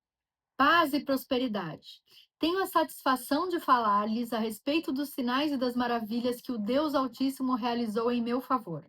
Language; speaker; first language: Portuguese; native; Portuguese